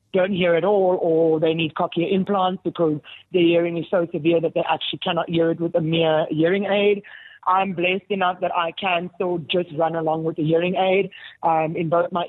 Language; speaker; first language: English; native; English